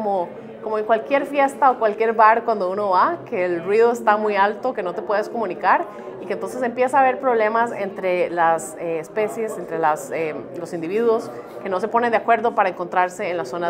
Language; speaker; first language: Spanish; native; Spanish